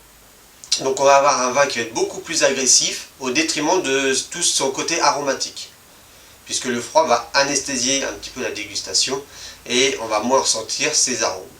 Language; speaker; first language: French; native; French